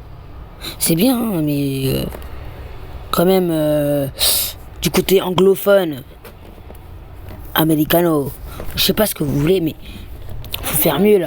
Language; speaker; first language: French; native; French